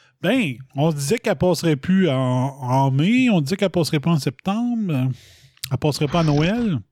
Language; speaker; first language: French; native; French